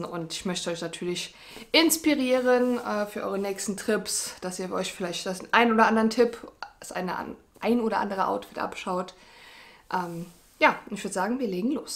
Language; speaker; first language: German; native; German